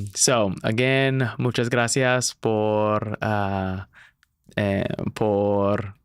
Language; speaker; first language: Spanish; non-native, learner; English